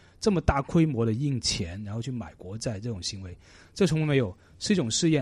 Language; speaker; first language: Chinese; non-native, local second language; Cantonese